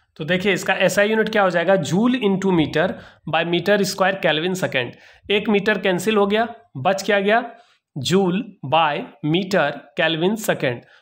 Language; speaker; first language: Hindi; native; Hindi